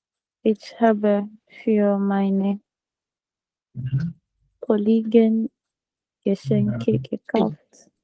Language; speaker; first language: German; non-native, learner; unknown